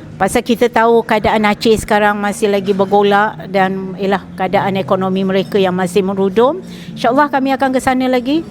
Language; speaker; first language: Malay; native; Malay